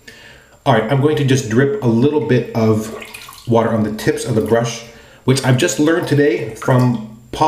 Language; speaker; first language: English; native; English